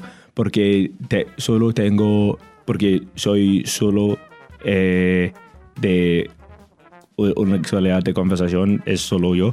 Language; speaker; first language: Spanish; non-native, learner; English